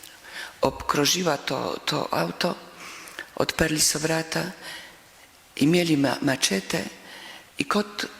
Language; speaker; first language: Slovenian; non-native, fluent; Polish